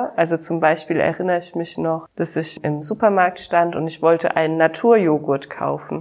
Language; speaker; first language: German; native; German